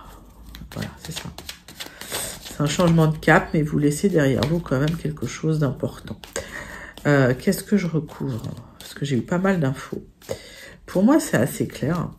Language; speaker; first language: French; native; French